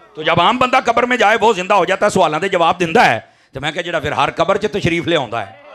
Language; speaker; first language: Urdu; non-native, local second language; Punjabi